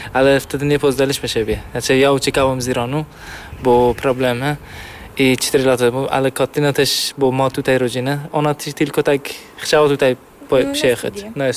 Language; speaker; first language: Polish; non-native, learner; Persian